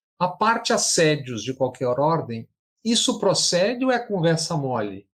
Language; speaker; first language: Portuguese; native; Portuguese